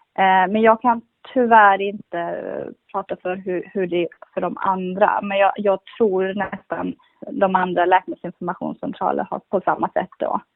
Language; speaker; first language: Swedish; early bilingual, other home language; Kurdish